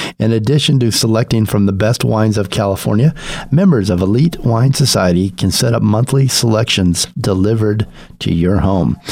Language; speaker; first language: English; native; English